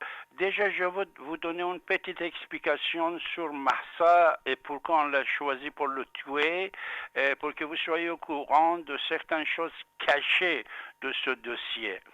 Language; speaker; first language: French; non-native, fluent; Persian